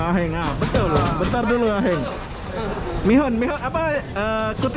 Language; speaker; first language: Malay; native; Malay